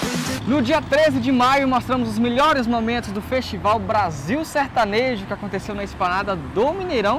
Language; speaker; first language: Portuguese; native; Portuguese